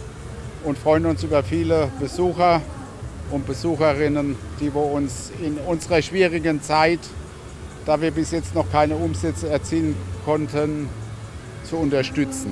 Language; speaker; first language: German; native; German